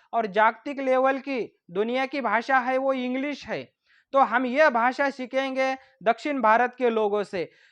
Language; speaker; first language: Hindi; non-native, local second language; Marathi